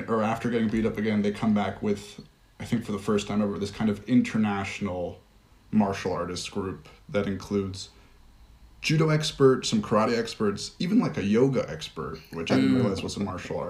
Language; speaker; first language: English; native; English